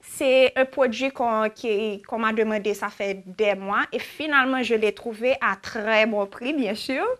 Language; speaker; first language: French; native; French